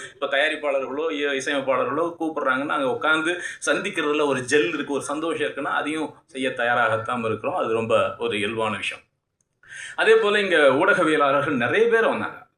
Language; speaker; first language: Tamil; native; Tamil